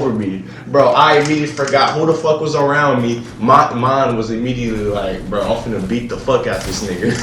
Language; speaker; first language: English; native; English